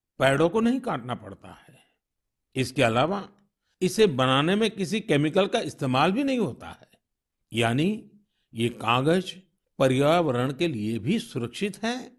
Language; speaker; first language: Hindi; non-native, local second language; Gujarati